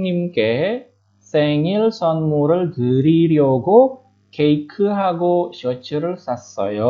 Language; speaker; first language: Korean; non-native, fluent; Indonesian